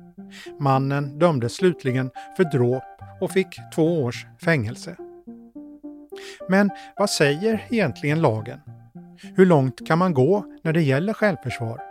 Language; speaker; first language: Swedish; native; Swedish